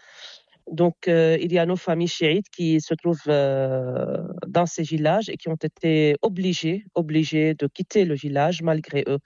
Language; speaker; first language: French; non-native, local second language; Arabic